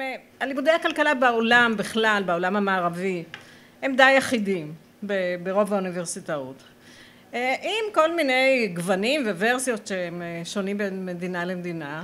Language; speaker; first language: Hebrew; native; Hebrew